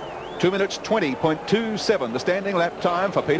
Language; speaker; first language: English; native; English